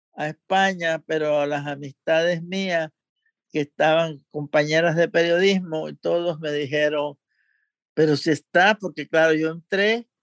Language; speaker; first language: Spanish; native; Spanish